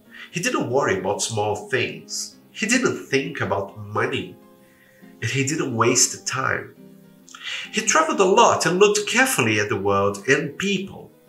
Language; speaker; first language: English; non-native, fluent; Portuguese